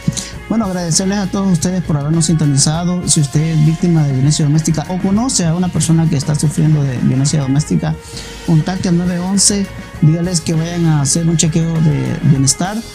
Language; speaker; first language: Spanish; native; Spanish